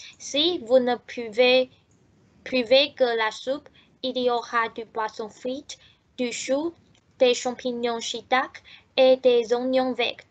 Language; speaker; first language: French; non-native, learner; Chinese